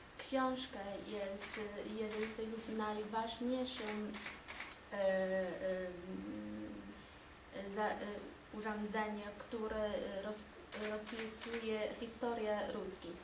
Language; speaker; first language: Polish; non-native, learner; Chinese